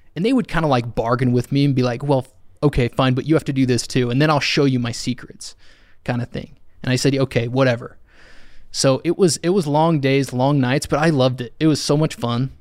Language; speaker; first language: English; native; English